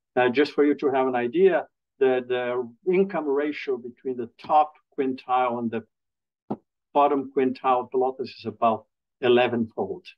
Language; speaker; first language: English; non-native, fluent; Portuguese